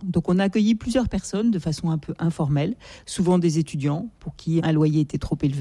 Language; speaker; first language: French; native; French